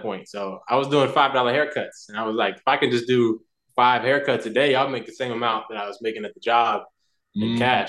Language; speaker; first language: English; native; English